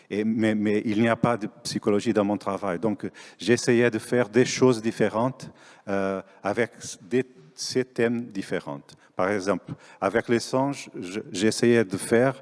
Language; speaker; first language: French; non-native, fluent; Portuguese